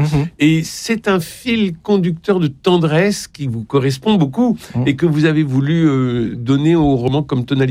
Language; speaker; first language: French; native; French